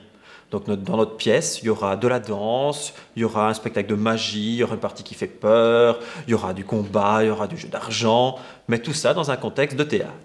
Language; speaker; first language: French; native; French